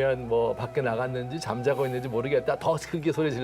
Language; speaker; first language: Korean; native; Korean